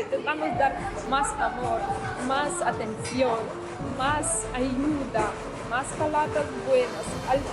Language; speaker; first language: Spanish; non-native, fluent; Ukrainian